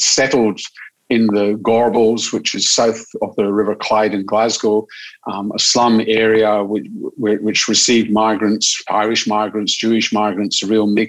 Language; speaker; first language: English; native; English